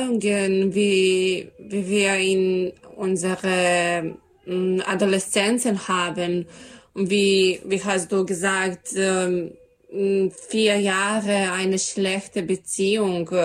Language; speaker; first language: German; non-native, learner; Serbian